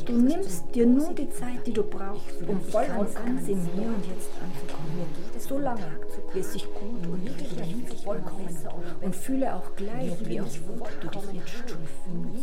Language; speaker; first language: German; native; German